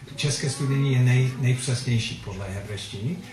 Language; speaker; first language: Czech; non-native, fluent; Filipino